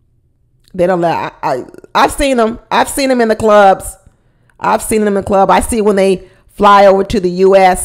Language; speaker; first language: English; native; English